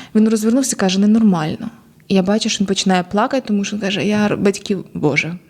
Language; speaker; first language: Ukrainian; native; Ukrainian